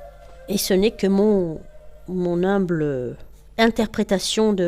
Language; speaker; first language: French; native; French